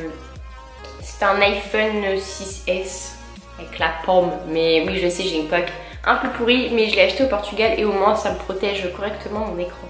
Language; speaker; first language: French; native; French